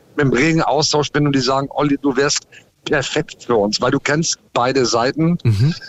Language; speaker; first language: German; early bilingual, other home language; English